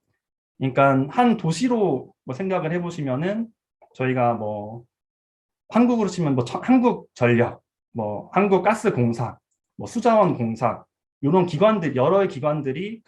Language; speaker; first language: Korean; early bilingual, heritage; Korean